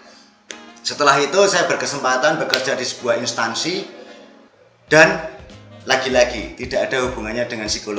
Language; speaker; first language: Indonesian; non-native, local second language; Javanese